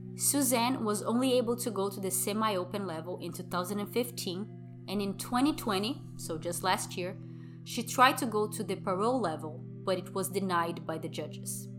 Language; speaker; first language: English; non-native, fluent; Portuguese